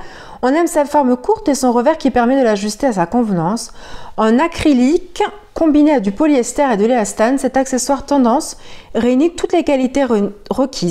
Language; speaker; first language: French; native; French